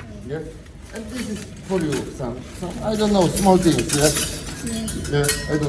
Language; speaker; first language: English; non-native, learner; Polish